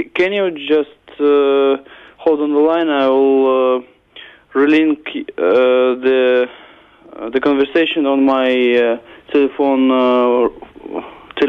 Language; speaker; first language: English; non-native, learner; Russian